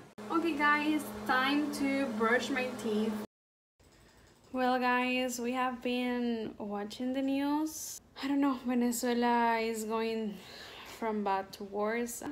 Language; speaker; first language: English; non-native, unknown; Spanish